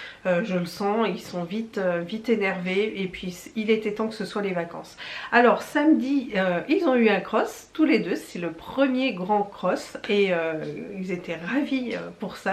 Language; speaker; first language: French; native; French